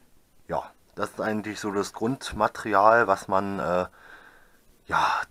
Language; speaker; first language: German; native; German